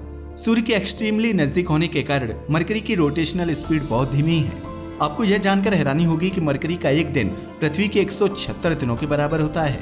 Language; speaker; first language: Hindi; native; Hindi